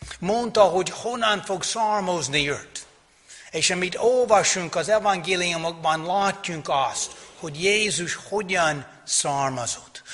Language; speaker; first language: Hungarian; non-native, fluent; English